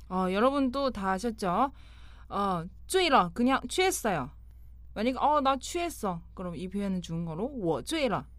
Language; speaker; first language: Korean; non-native, fluent; Chinese